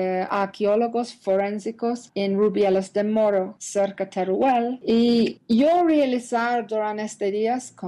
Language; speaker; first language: Spanish; non-native, learner; English